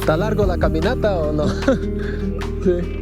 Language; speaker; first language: Spanish; non-native, learner; English